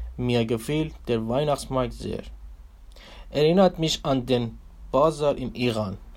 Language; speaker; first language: German; non-native, learner; Persian